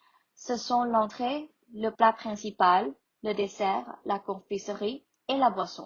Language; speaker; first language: French; non-native, learner; Thai